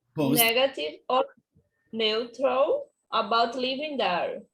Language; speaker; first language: English; non-native, learner; Portuguese